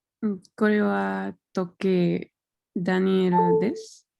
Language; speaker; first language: Japanese; non-native, learner; Spanish